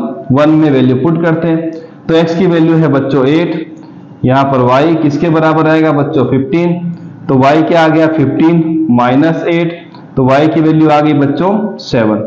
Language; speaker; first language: Hindi; native; Hindi